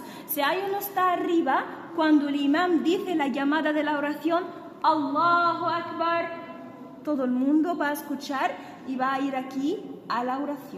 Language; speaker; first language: Spanish; non-native, fluent; Arabic